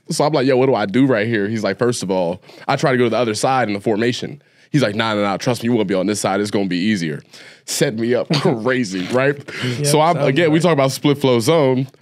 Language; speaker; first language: English; native; English